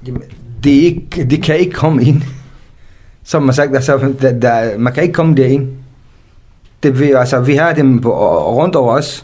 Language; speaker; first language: Danish; non-native, fluent; Kurdish